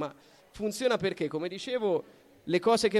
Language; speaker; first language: Italian; native; Italian